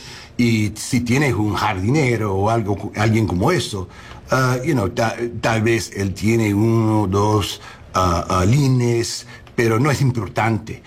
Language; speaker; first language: Spanish; non-native, learner; English